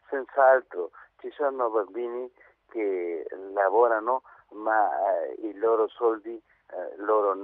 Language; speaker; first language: Italian; non-native, fluent; Spanish